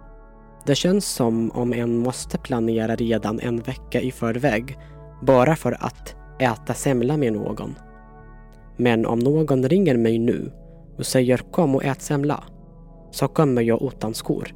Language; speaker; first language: Swedish; non-native, fluent; Tigrinya